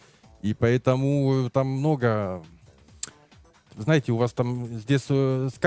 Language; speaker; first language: Russian; non-native, learner; French